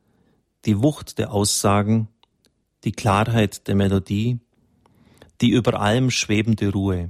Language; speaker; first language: German; native; German